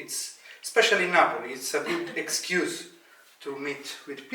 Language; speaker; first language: English; non-native, fluent; Italian